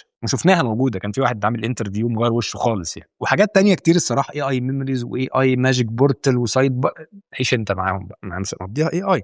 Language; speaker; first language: Arabic; native; Arabic